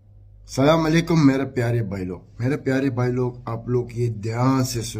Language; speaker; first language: Hindi; non-native, fluent; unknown